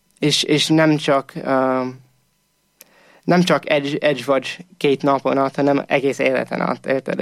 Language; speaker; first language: Hungarian; non-native, fluent; English